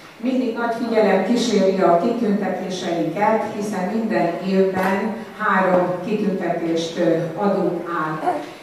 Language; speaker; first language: Hungarian; native; Hungarian